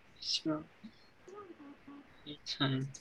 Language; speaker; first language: Chinese; early bilingual, heritage; Chinese